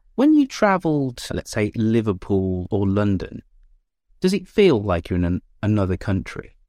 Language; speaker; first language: English; native; English